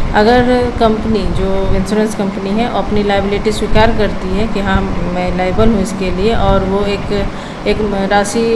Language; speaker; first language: Hindi; native; Hindi